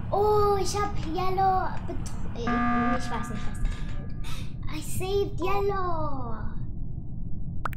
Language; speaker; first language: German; non-native, learner; English